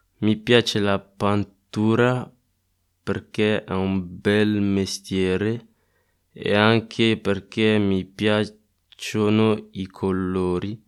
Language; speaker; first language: Italian; non-native, learner; Lingala